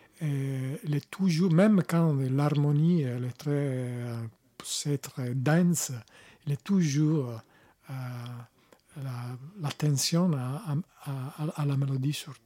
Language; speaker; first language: French; non-native, learner; Italian